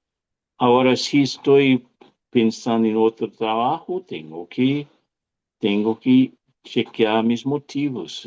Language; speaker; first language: Spanish; non-native, fluent; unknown